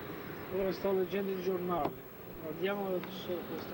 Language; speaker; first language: Italian; non-native, learner; Portuguese